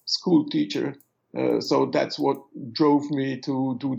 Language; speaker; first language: English; non-native, fluent; French